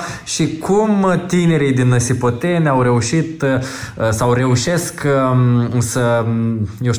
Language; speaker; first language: Romanian; native; Romanian